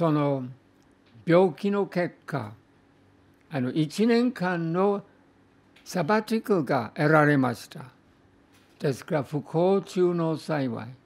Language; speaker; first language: Japanese; non-native, fluent; English